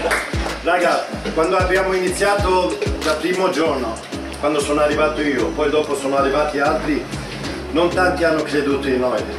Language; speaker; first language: Italian; non-native, fluent; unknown